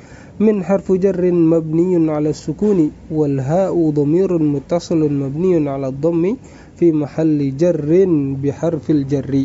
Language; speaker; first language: Arabic; non-native, fluent; Indonesian